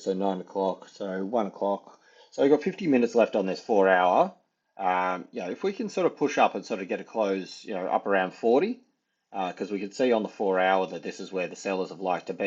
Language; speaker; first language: English; native; English